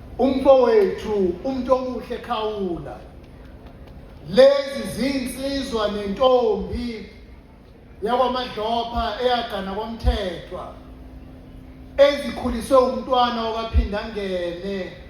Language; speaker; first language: Zulu; native; Zulu